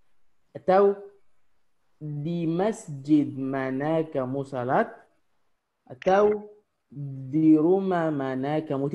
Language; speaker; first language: Indonesian; non-native, fluent; Arabic